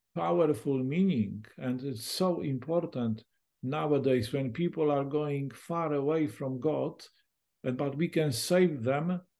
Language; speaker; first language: English; non-native, fluent; Polish